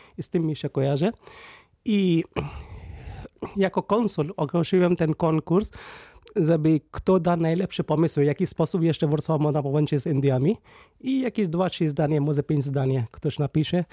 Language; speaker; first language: Polish; non-native, fluent; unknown